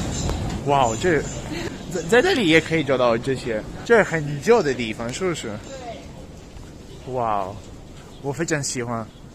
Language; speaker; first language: Chinese; non-native, fluent; Italian